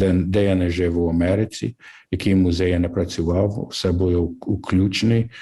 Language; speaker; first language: Ukrainian; early bilingual, heritage; English